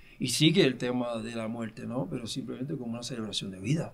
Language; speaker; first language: Spanish; early bilingual, heritage; Spanish